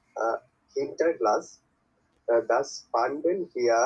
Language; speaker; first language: German; non-native, learner; Bangla